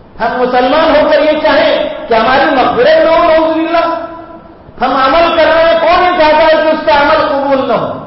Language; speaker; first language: Urdu; native; Urdu